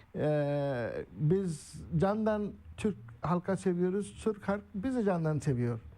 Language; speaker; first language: Turkish; non-native, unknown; Urdu